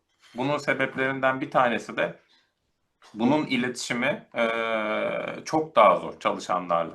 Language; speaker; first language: Turkish; native; Turkish